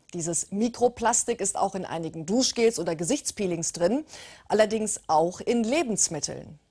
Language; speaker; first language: German; early bilingual, other home language; Turkish